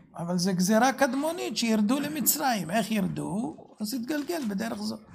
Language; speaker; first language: Hebrew; native; Hebrew